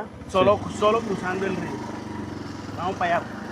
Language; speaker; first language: Spanish; native; Spanish